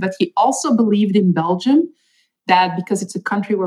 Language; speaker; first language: English; non-native, fluent; Dutch